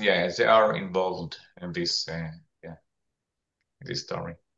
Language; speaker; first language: English; non-native, fluent; Hebrew